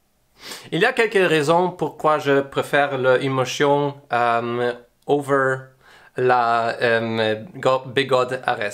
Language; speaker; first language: French; non-native, learner; English